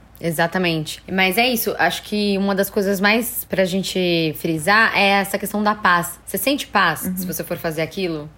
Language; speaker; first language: Portuguese; native; Portuguese